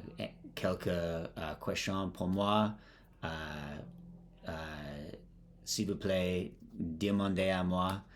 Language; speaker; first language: French; non-native, learner; English